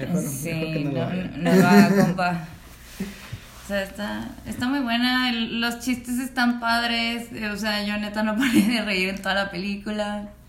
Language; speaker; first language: Spanish; native; Spanish